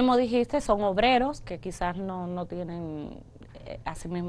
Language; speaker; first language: Spanish; native; Spanish